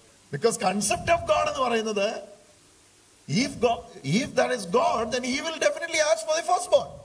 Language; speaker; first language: English; non-native, local second language; Malayalam